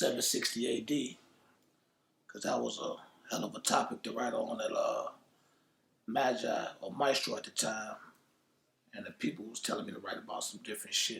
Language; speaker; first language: English; native; English